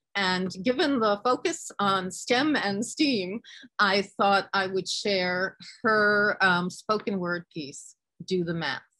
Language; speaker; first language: English; native; English